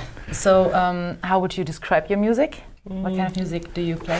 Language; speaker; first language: English; non-native, fluent; German